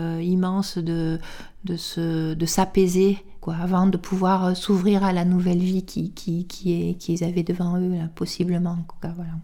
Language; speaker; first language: French; native; French